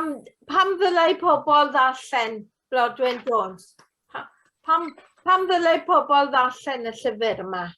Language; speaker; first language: Welsh; non-native, fluent; English